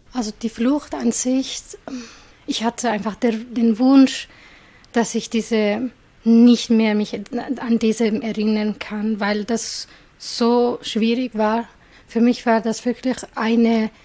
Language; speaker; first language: German; non-native, fluent; Persian